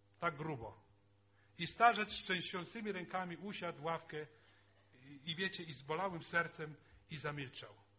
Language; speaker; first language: Polish; native; Polish